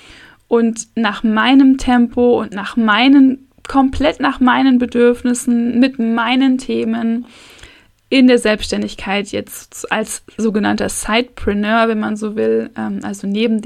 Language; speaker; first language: German; native; German